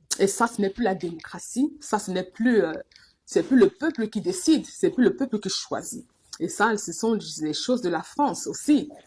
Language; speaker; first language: French; non-native, local second language; Duala